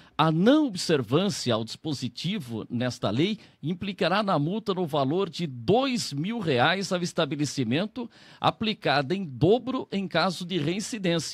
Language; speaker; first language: Portuguese; native; Portuguese